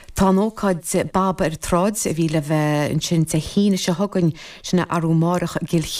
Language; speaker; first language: Irish; native; Irish